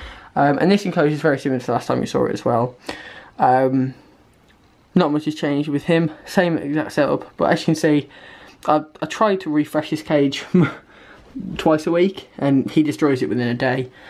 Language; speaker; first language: English; native; English